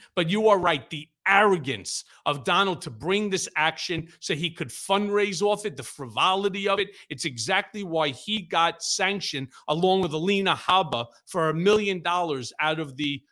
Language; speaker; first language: English; native; English